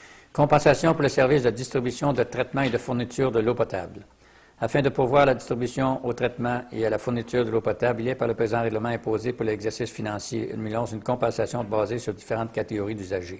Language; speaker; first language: French; native; French